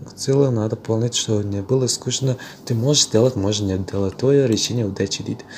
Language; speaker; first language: Russian; non-native, local second language; Kazakh